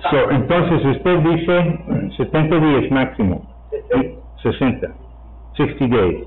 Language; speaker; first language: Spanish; non-native, learner; English